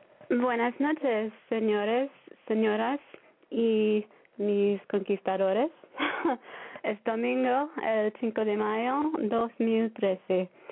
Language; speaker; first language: Spanish; non-native, learner; English